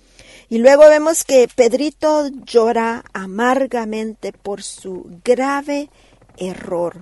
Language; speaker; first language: Spanish; native; Spanish